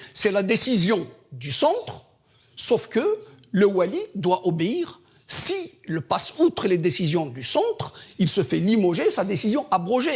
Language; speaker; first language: French; non-native, local second language; Kabyle